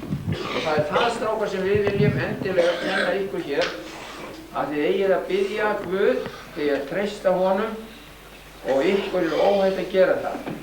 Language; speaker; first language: Icelandic; native; Icelandic